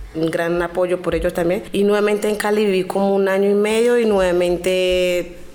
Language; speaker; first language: Spanish; non-native, local second language; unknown